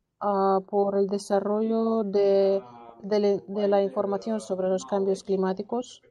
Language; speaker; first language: Spanish; non-native, learner; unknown